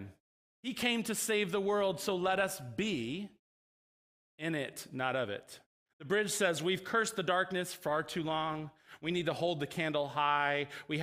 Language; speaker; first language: English; native; English